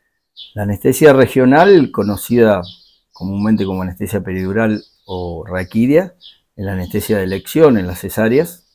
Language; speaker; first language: Spanish; native; Spanish